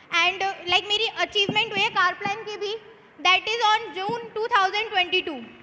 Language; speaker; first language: Hindi; native; Hindi